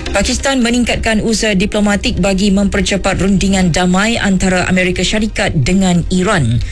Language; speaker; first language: Malay; native; Malay